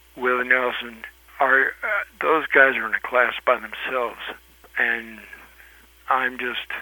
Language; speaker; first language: English; early bilingual, other home language; Spanish